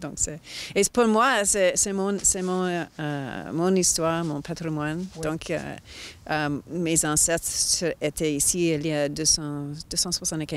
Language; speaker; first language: French; non-native, local second language; English